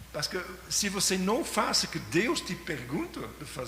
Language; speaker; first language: Portuguese; non-native, learner; French